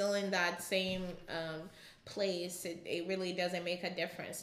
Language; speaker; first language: English; non-native, local second language; Ganda